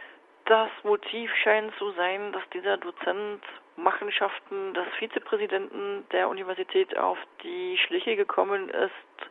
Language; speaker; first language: German; native; German